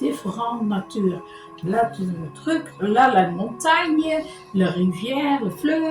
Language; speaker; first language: French; non-native, learner; Dutch